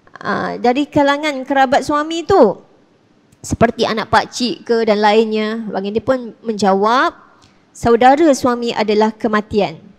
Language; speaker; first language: Malay; native; Malay